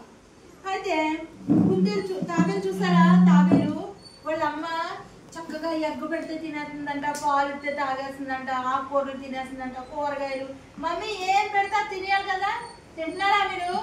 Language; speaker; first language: Telugu; native; Telugu